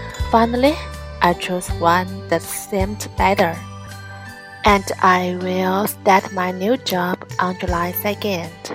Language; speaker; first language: English; non-native, learner; Chinese